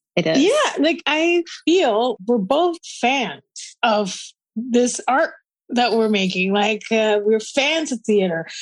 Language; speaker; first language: English; non-native, fluent; Spanish